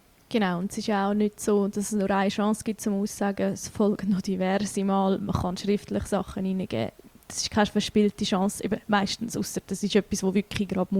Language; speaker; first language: German; native; German